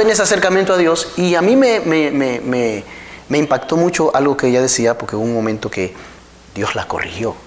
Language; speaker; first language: Spanish; native; Spanish